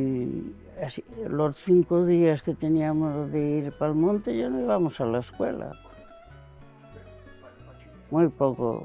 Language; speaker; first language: Spanish; non-native, local second language; Galician